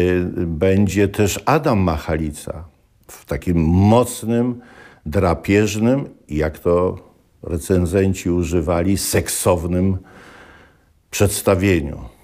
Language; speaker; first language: Polish; native; Polish